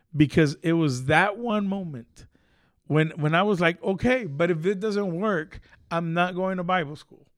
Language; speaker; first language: English; early bilingual, other home language; Spanish